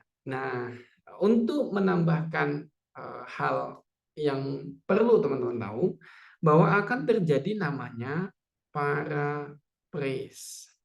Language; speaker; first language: Indonesian; native; Indonesian